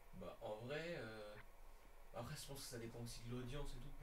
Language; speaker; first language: French; native; French